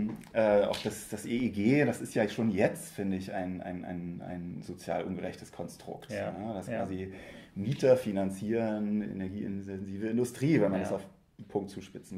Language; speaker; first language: German; native; German